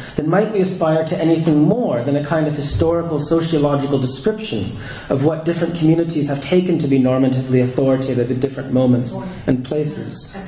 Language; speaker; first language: English; native; English